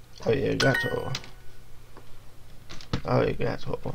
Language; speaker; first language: Japanese; non-native, learner; English